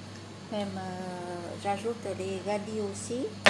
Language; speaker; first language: French; non-native, fluent; Vietnamese